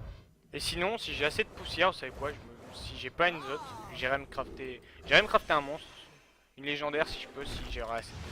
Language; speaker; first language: French; native; French